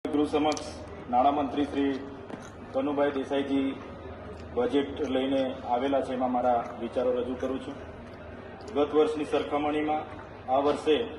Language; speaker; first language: Gujarati; non-native, local second language; Vasavi